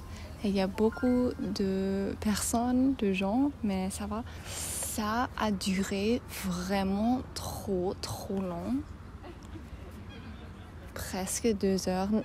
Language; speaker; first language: French; non-native, learner; English